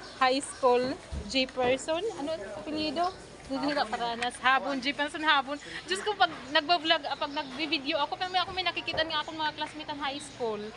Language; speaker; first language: Filipino; non-native, local second language; Waray